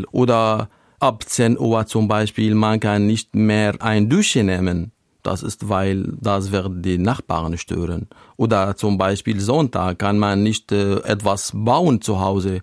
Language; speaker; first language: German; non-native, learner; Arabic